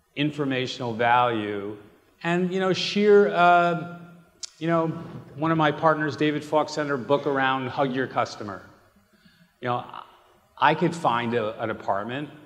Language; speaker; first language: English; native; English